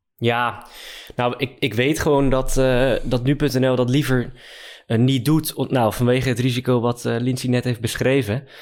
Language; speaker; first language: Dutch; native; Dutch